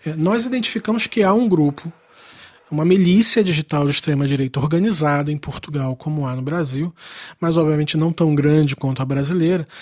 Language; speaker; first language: Portuguese; native; Portuguese